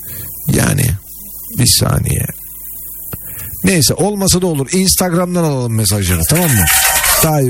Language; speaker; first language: Turkish; native; Turkish